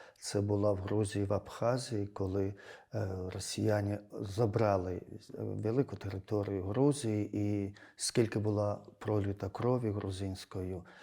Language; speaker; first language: Ukrainian; non-native, fluent; Georgian